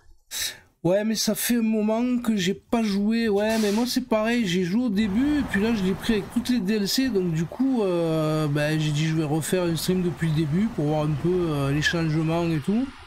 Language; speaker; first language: French; native; French